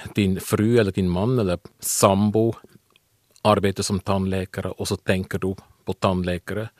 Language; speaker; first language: Swedish; non-native, fluent; Swiss German